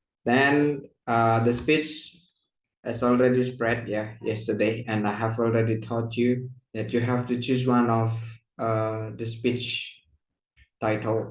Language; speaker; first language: English; non-native, fluent; Indonesian